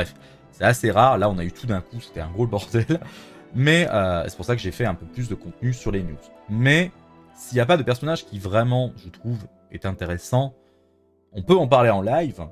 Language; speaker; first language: French; native; French